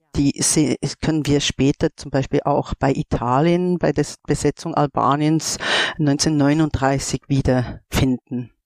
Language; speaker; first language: German; native; German